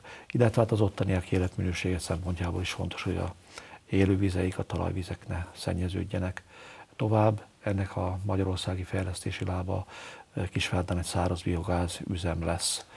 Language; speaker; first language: Hungarian; native; Hungarian